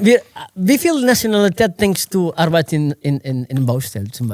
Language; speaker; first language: German; non-native, learner; Portuguese